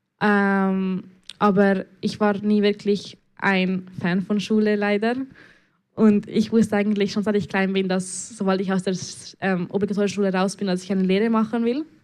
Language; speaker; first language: German; early bilingual, other home language; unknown